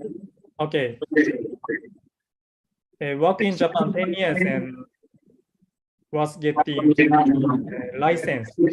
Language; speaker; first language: English; non-native, learner; Japanese